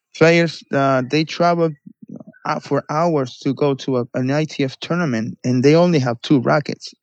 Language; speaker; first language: English; non-native, fluent; Spanish